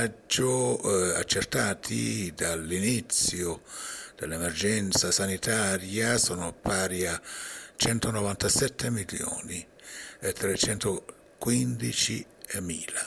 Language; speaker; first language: Italian; non-native, fluent; Persian